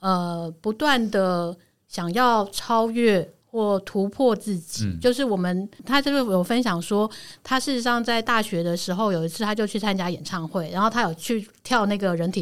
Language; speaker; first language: Chinese; native; Chinese